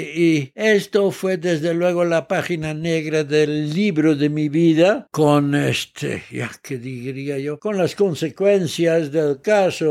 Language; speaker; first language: Spanish; early bilingual, heritage; Dutch